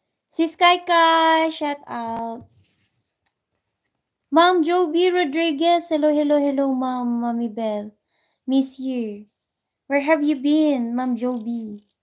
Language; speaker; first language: English; non-native, local second language; Filipino